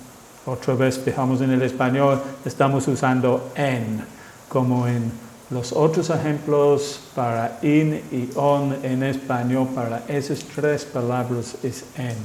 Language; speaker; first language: Spanish; non-native, fluent; English